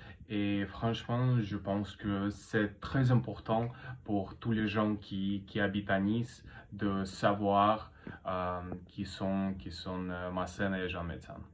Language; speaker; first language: French; non-native, learner; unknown